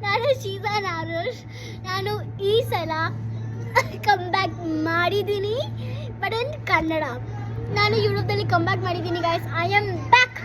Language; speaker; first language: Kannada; early bilingual, heritage; Kannada